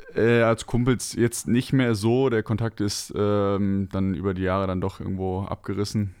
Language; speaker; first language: German; native; German